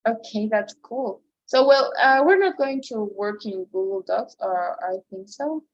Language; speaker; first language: English; non-native, fluent; Spanish